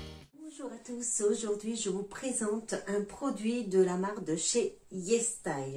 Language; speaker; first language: French; native; French